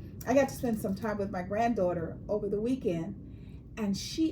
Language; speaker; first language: English; native; English